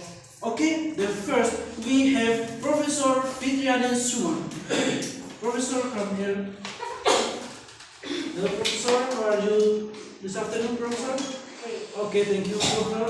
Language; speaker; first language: English; non-native, learner; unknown